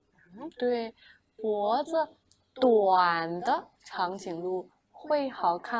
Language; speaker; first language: Chinese; non-native, fluent; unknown